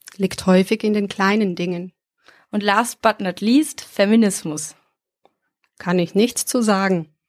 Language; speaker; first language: German; early bilingual, other home language; Serbian